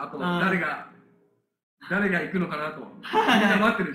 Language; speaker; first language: Japanese; native; Japanese